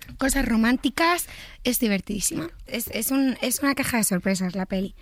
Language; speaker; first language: Spanish; native; Spanish